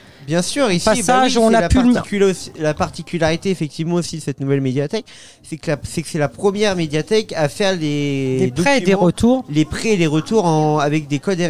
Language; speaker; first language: French; native; French